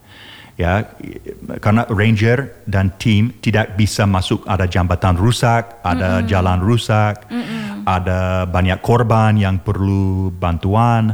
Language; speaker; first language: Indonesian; non-native, learner; English